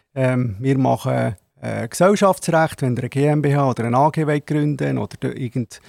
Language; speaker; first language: German; native; German